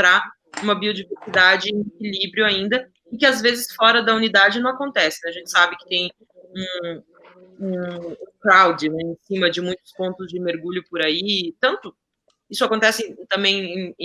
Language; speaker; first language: Portuguese; native; Portuguese